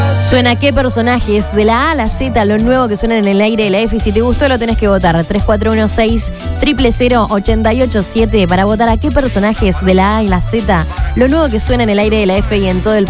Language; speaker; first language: Spanish; native; Spanish